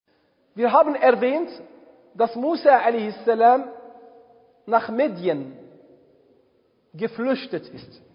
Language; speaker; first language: German; non-native, fluent; Arabic